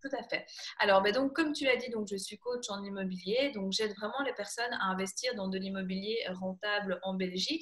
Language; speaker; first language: French; native; French